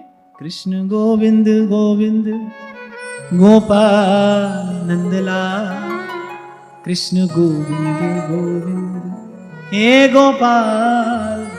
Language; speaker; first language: Hindi; native; Hindi